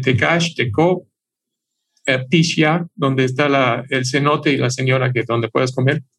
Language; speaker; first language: Spanish; non-native, fluent; English